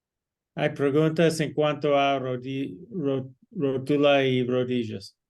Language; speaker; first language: Spanish; non-native, learner; English